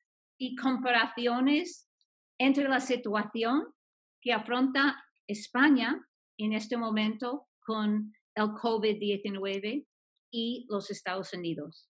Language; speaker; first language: Spanish; non-native, fluent; English